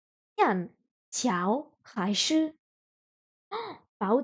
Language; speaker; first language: Chinese; non-native, learner; French